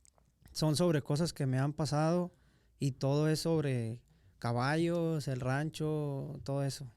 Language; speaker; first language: Spanish; native; Spanish